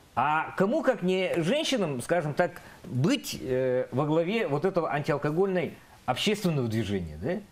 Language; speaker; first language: Russian; non-native, local second language; Yakut